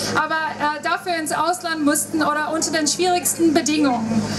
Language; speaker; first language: German; native; German